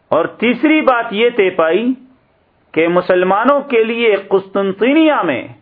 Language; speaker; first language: Urdu; native; Urdu